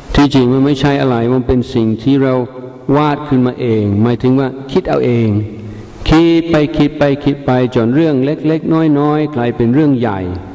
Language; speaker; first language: Thai; non-native, fluent; English